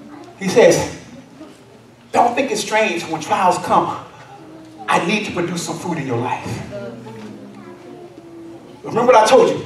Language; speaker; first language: English; native; English